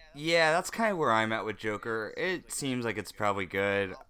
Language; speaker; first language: English; native; English